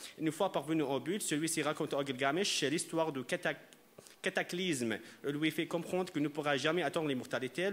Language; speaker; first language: French; non-native, fluent; Arabic